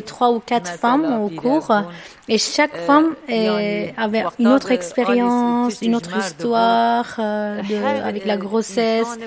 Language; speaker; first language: French; non-native, fluent; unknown